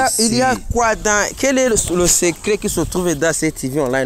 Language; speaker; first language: French; non-native, learner; Rundi